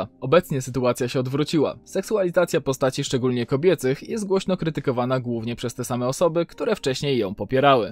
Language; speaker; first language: Polish; native; Polish